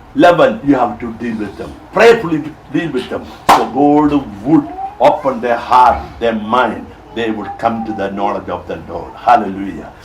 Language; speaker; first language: English; non-native, local second language; Malayalam